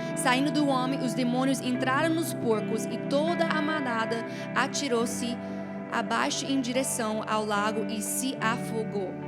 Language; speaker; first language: Portuguese; non-native, fluent; English